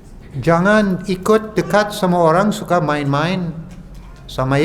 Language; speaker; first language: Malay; non-native, fluent; English